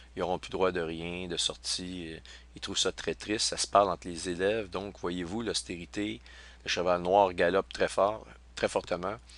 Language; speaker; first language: French; native; French